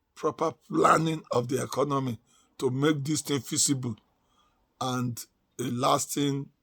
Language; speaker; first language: English; non-native, local second language; Yoruba